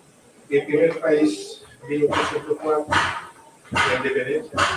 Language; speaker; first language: Spanish; non-native, learner; French